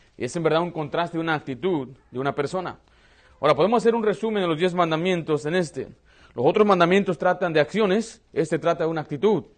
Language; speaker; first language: Spanish; early bilingual, heritage; Spanish